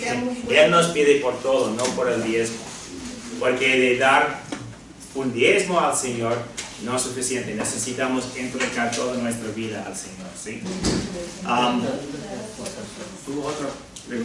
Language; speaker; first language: Spanish; non-native, fluent; English